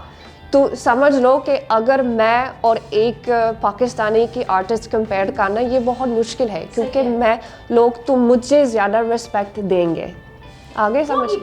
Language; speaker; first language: Hindi; non-native, learner; English